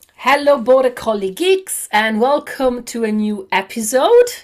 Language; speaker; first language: English; non-native, fluent; Italian